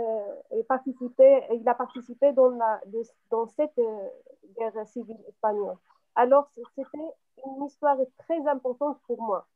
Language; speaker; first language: French; non-native, local second language; Arabic